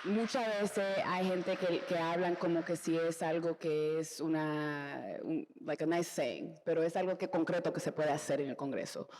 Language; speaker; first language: Spanish; early bilingual, heritage; Spanish